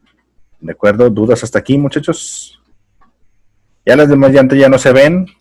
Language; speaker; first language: Spanish; native; Spanish